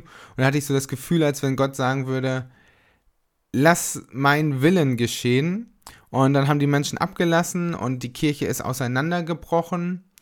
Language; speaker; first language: German; native; German